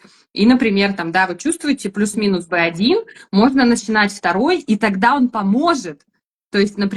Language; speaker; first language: Russian; native; Russian